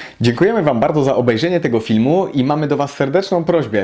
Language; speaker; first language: Polish; native; Polish